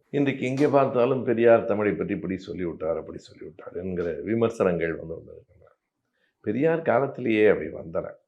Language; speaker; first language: Tamil; native; Tamil